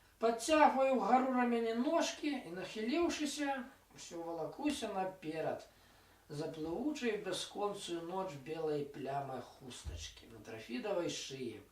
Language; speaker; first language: Belarusian; non-native, local second language; Russian